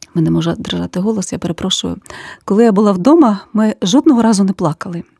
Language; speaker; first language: Ukrainian; native; Ukrainian